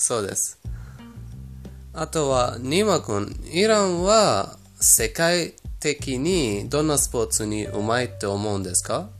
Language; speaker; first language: Japanese; non-native, fluent; Persian